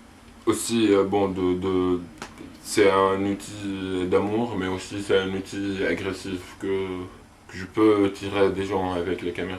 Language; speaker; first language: French; non-native, local second language; Arabic